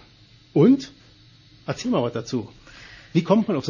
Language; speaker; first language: German; native; German